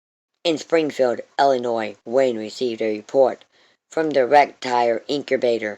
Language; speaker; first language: English; native; English